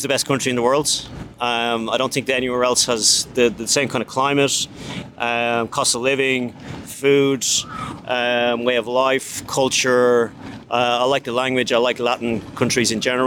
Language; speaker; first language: English; native; English